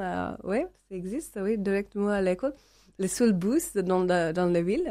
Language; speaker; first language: French; non-native, learner; English